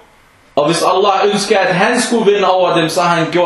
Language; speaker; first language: Danish; non-native, fluent; Arabic